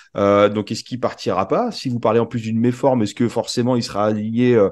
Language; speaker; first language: French; native; French